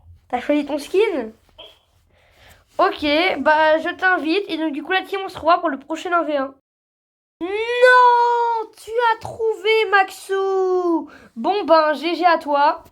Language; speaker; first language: French; native; French